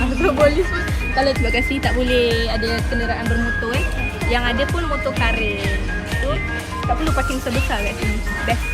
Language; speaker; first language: Malay; native; Malay